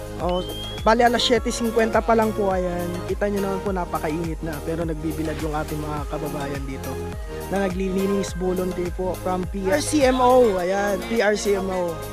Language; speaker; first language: Filipino; native; Filipino